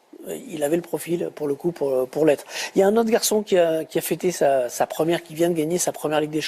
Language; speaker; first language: French; native; French